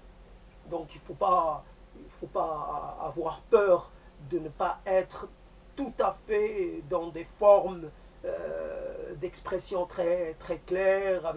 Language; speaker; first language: French; native; French